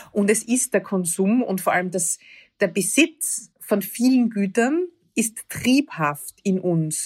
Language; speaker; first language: German; native; German